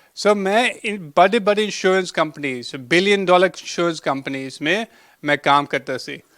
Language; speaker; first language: Hindi; early bilingual, heritage; Hindi